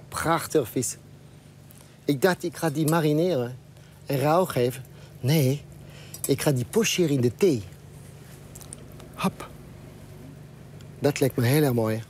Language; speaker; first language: Dutch; non-native, fluent; French